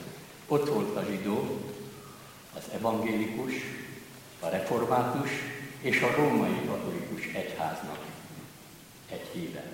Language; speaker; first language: Hungarian; native; Hungarian